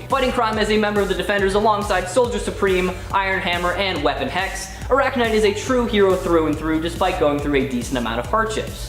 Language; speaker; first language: English; native; English